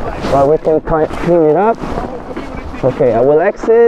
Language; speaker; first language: English; non-native, fluent; Portuguese